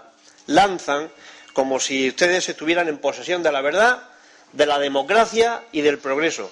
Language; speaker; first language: Spanish; native; Spanish